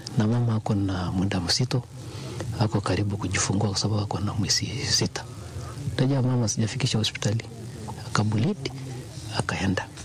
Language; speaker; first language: Swahili; non-native, local second language; Masai